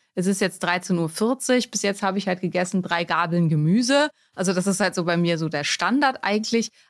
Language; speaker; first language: German; native; German